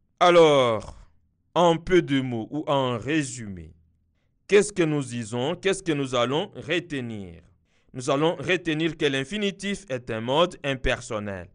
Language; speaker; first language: French; non-native, local second language; Kinyarwanda